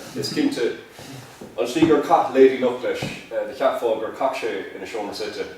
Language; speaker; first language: Irish; native; Irish